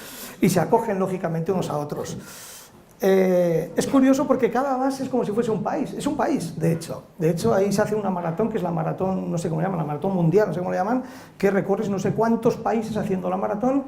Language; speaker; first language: Spanish; native; Spanish